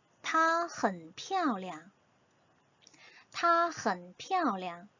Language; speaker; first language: Chinese; non-native, fluent; Korean